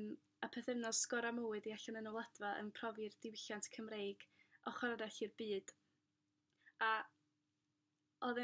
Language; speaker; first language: Welsh; native; Welsh